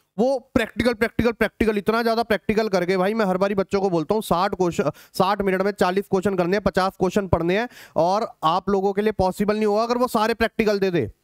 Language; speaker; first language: Hindi; native; Hindi